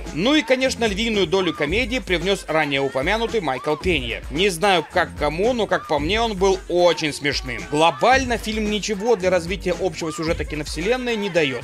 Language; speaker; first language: Russian; native; Russian